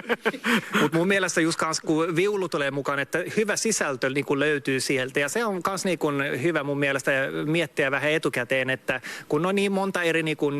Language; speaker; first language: Finnish; non-native, local second language; Swedish